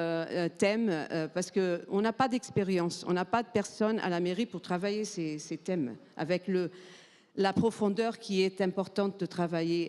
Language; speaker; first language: French; non-native, fluent; Portuguese